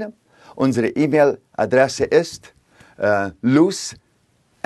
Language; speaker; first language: German; early bilingual, heritage; Plautdietsch